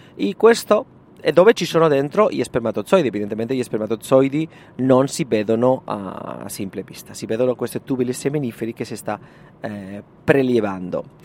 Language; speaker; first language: Italian; non-native, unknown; Spanish